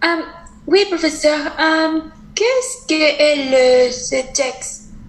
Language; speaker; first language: French; non-native, learner; Spanish